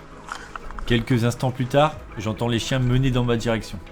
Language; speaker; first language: French; native; French